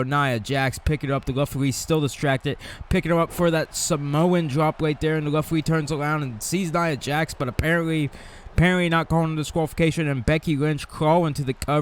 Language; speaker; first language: English; native; English